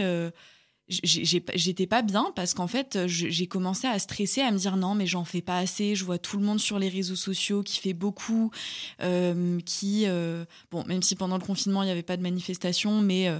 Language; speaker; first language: French; native; French